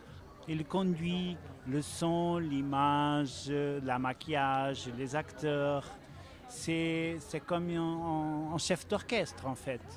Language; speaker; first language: French; non-native, learner; Portuguese